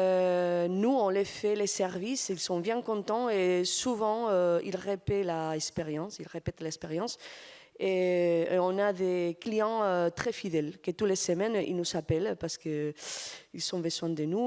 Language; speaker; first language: French; non-native, fluent; Spanish